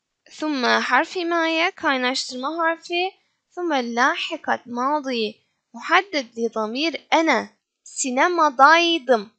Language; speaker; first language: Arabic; non-native, fluent; Turkish